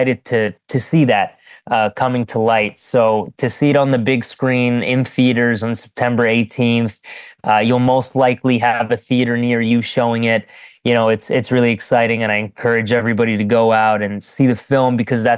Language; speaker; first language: English; non-native, fluent; Arabic